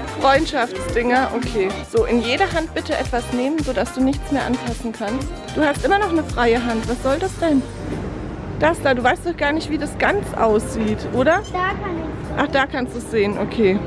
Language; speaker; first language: German; native; German